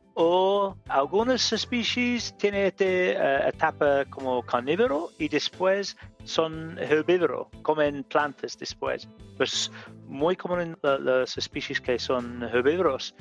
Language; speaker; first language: Spanish; non-native, learner; English